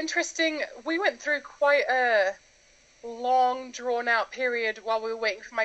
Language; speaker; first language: English; native; English